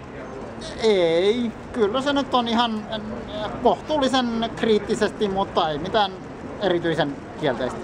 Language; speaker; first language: Finnish; non-native, fluent; Kurdish